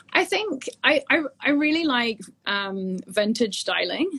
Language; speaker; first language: English; native; English